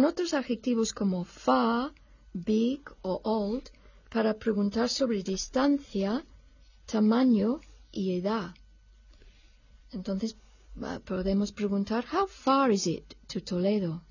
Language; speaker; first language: Spanish; non-native, fluent; English